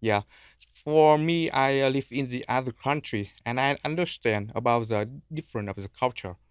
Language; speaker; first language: English; non-native, learner; Vietnamese